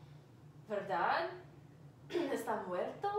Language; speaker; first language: Spanish; non-native, learner; English